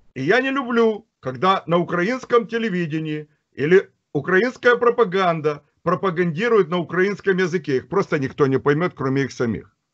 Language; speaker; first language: Ukrainian; non-native, local second language; Russian